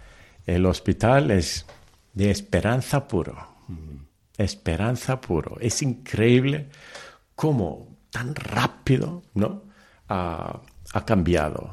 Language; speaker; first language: Spanish; early bilingual, heritage; Telugu